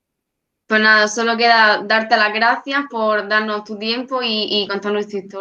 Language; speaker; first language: Spanish; native; Spanish